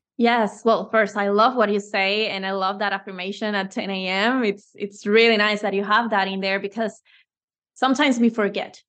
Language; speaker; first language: English; non-native, fluent; Spanish